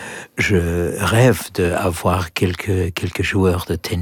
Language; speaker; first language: French; non-native, learner; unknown